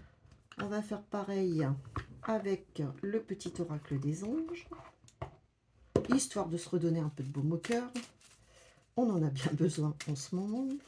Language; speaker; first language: French; native; French